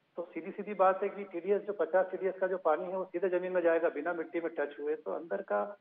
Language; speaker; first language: Hindi; native; Hindi